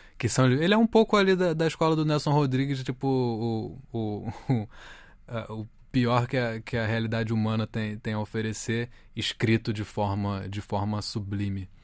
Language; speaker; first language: Portuguese; native; Portuguese